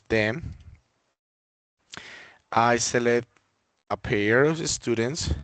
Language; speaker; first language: English; non-native, fluent; Spanish